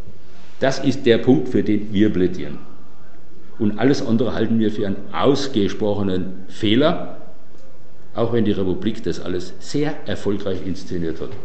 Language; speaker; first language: German; native; German